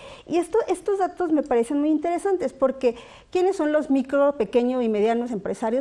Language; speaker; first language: Spanish; native; Spanish